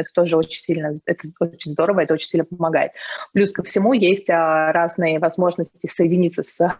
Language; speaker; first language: Russian; native; Russian